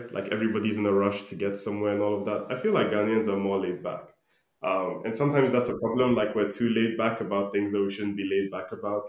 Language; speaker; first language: English; non-native, local second language; Akan